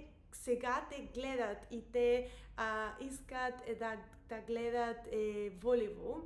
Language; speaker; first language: Bulgarian; non-native, learner; Spanish